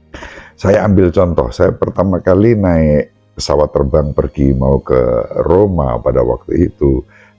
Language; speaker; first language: Indonesian; native; Indonesian